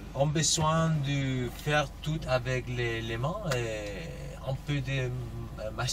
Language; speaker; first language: French; non-native, learner; Spanish